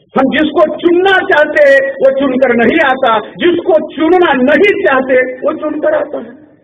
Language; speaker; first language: Hindi; non-native, local second language; Marathi